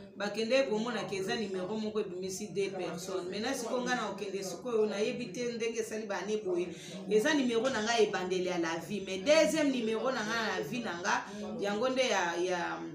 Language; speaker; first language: Lingala; native; Lingala